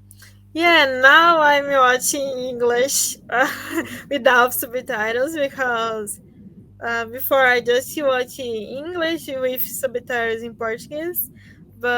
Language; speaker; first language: English; non-native, learner; Portuguese